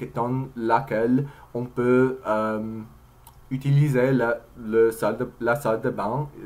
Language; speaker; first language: French; non-native, learner; English